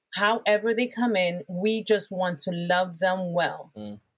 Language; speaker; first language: English; early bilingual, other home language; Spanish